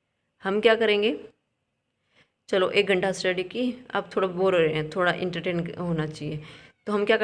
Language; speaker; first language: Hindi; native; Hindi